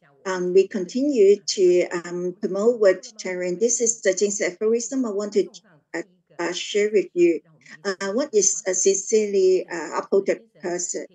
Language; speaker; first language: English; non-native, learner; Chinese